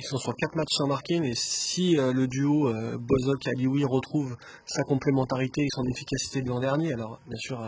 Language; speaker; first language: French; native; French